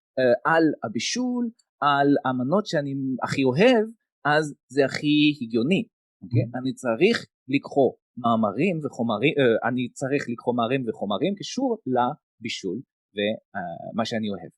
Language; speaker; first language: Hebrew; non-native, fluent; French